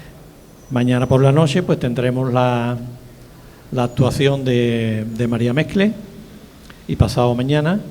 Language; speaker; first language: Spanish; native; Spanish